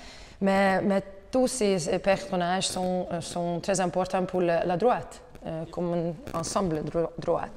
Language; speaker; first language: French; non-native, learner; Hungarian